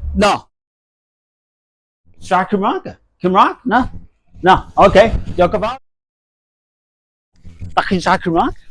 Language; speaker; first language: Welsh; non-native, learner; Cantonese